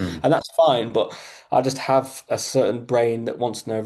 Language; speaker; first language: English; native; English